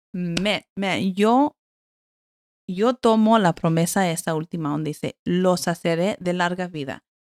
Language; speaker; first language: Spanish; early bilingual, heritage; Spanish